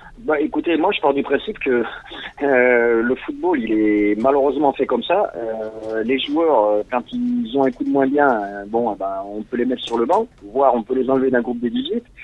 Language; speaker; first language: French; non-native, local second language; Arabic